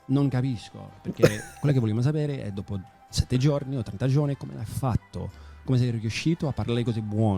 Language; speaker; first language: Italian; non-native, fluent; English